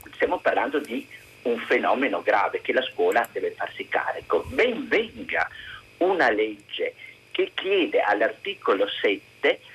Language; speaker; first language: Italian; native; Italian